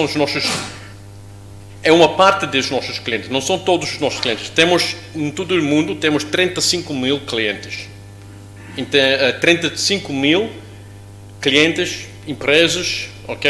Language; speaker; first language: Portuguese; non-native, learner; English